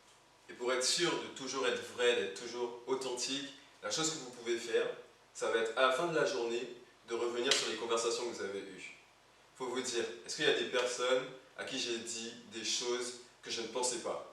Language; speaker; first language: French; native; French